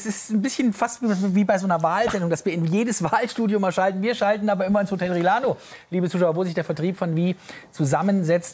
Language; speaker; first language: German; native; German